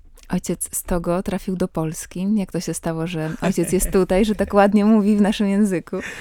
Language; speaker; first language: Polish; native; Polish